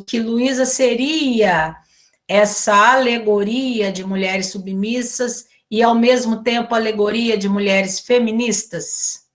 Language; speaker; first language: Portuguese; native; Portuguese